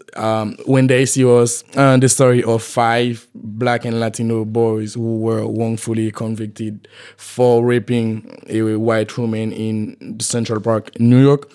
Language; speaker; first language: English; non-native, fluent; Haitian Creole